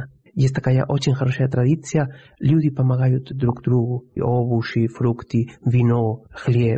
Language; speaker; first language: Russian; non-native, fluent; Spanish